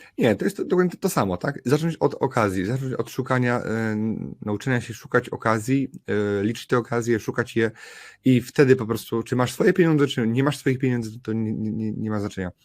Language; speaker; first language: Polish; native; Polish